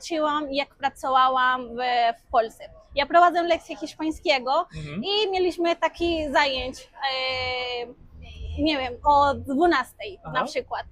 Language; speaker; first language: Polish; non-native, fluent; Spanish